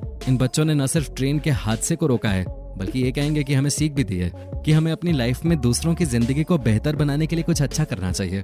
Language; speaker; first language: Hindi; native; Hindi